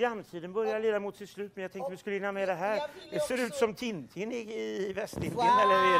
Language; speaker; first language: Swedish; native; Swedish